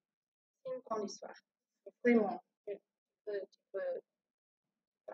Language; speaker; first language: French; non-native, learner; English